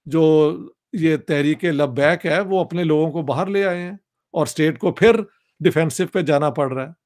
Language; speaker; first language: Urdu; non-native, local second language; Punjabi